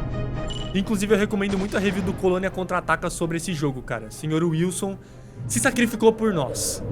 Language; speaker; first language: Portuguese; native; Portuguese